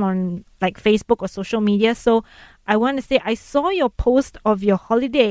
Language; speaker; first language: English; native; English